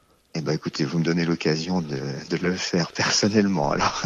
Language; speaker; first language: French; native; French